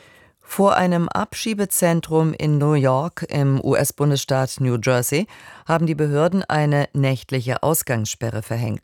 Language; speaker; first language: German; native; German